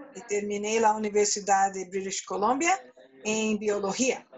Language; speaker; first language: Spanish; non-native, learner; Portuguese